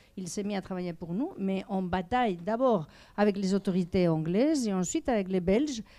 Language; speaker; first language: French; non-native, fluent; Spanish